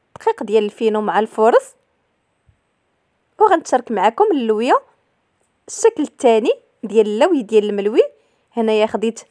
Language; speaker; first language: Arabic; native; Arabic